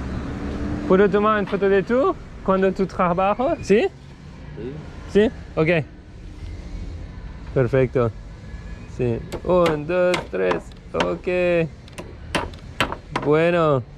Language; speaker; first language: Spanish; non-native, learner; French